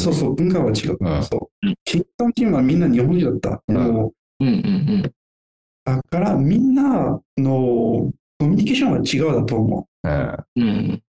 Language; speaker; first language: Japanese; non-native, learner; French